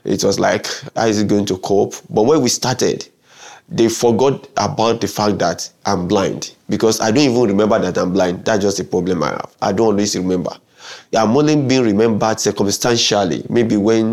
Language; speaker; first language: English; non-native, local second language; Yoruba